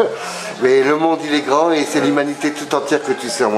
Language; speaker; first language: French; native; French